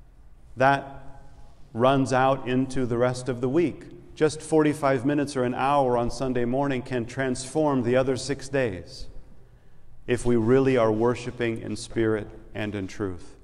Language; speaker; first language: English; native; English